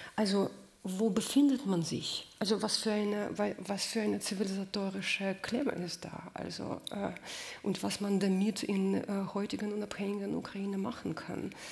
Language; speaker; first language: German; non-native, fluent; Russian